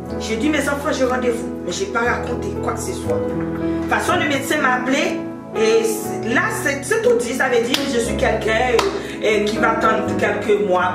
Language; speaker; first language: French; non-native, local second language; Haitian Creole